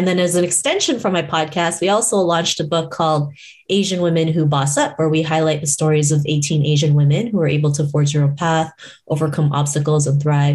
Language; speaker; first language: English; native; English